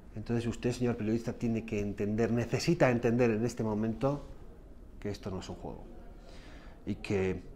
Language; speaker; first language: Spanish; native; Spanish